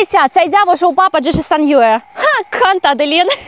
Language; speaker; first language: Chinese; non-native, learner; Ukrainian